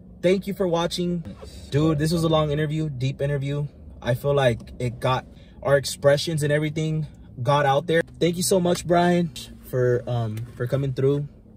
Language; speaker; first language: English; early bilingual, other home language; Spanish